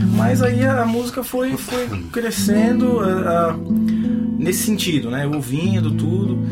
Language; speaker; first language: Portuguese; native; Portuguese